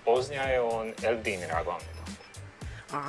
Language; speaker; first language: Korean; non-native, fluent; Bosnian